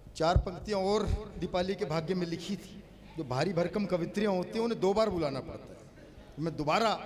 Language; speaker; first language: Hindi; native; Hindi